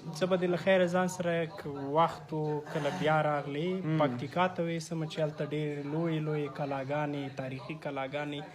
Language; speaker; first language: Pashto; native; Pashto